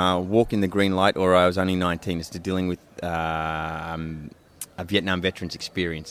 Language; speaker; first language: English; native; English